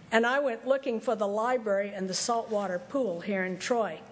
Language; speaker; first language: English; native; English